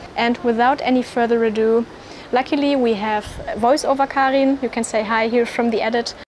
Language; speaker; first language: English; non-native, fluent; German